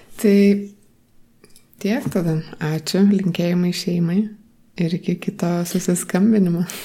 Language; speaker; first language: Lithuanian; native; Lithuanian